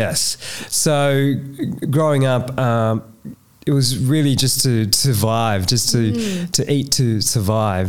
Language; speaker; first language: English; native; English